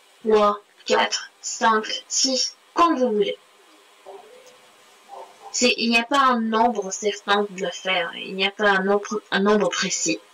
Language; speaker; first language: French; non-native, local second language; Arabic